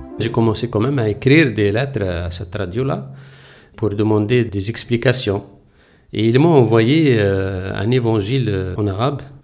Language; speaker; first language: French; non-native, local second language; Kabyle